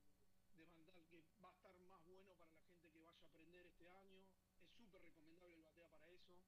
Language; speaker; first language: Spanish; native; Spanish